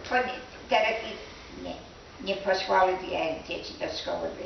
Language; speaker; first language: Polish; early bilingual, heritage; Polish